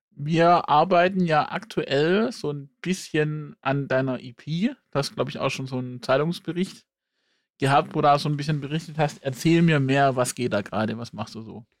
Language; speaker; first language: German; native; German